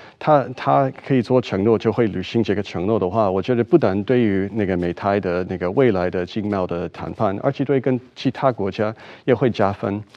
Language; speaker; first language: Chinese; non-native, fluent; English